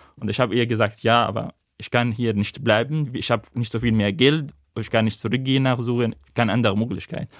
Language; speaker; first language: German; non-native, fluent; Arabic